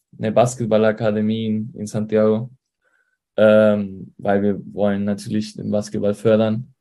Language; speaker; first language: German; early bilingual, heritage; Spanish